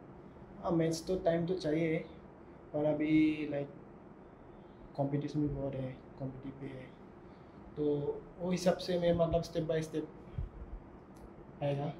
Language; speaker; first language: Hindi; non-native, local second language; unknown